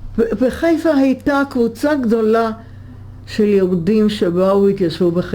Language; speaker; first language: Hebrew; early bilingual, other home language; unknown